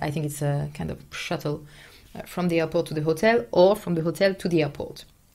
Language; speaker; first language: English; non-native, fluent; French